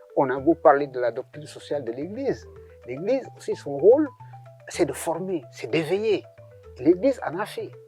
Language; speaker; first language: French; non-native, local second language; Serer